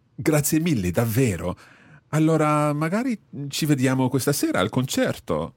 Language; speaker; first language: Italian; non-native, fluent; English